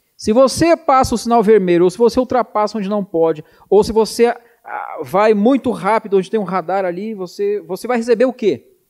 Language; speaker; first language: Portuguese; native; Portuguese